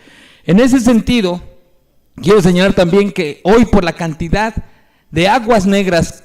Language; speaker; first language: Spanish; native; Spanish